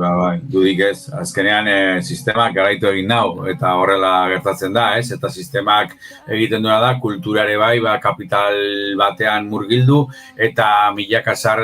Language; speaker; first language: Basque; native; Basque